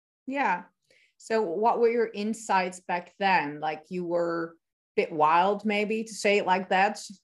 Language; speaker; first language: English; non-native, fluent; Dutch